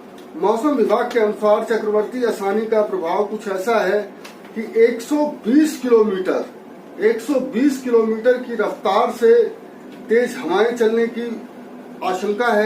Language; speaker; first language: Hindi; native; Hindi